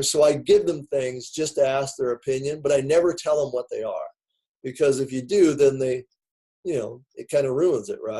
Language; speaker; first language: English; native; English